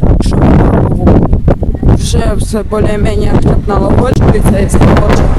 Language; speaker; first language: Ukrainian; native; Ukrainian